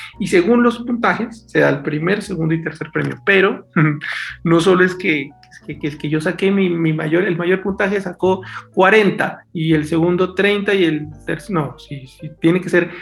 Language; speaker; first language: Spanish; native; Spanish